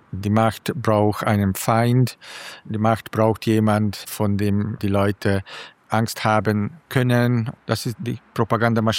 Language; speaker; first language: German; non-native, fluent; Hungarian